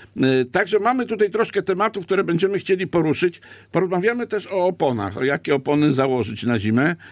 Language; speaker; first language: Polish; native; Polish